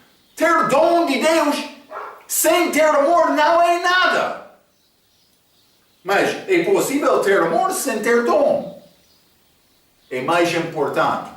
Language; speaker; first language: Portuguese; non-native, learner; English